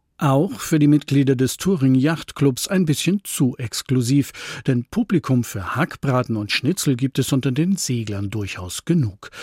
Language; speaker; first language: German; native; German